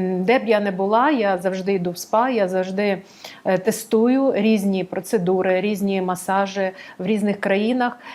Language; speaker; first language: Ukrainian; non-native, local second language; Russian